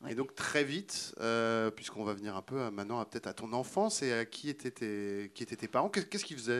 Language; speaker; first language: French; native; French